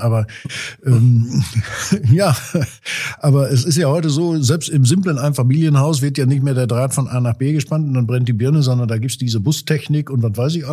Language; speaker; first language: German; native; German